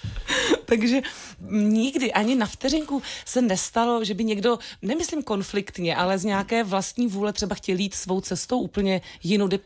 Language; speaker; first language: Czech; native; Czech